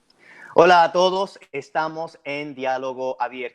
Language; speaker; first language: Spanish; native; Spanish